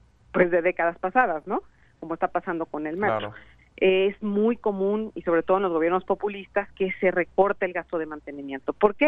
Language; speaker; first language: Spanish; native; Spanish